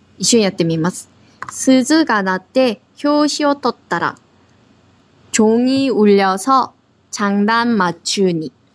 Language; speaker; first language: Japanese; non-native, fluent; Korean